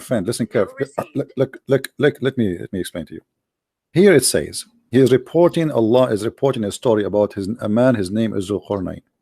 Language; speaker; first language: English; non-native, local second language; Arabic